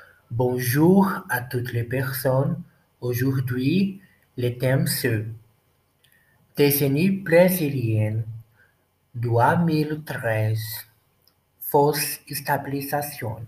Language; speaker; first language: French; non-native, learner; Portuguese